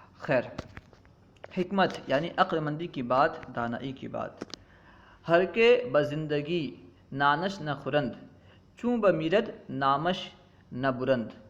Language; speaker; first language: Urdu; native; Urdu